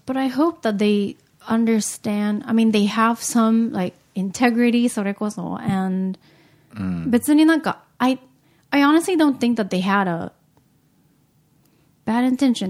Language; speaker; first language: English; non-native, fluent; Japanese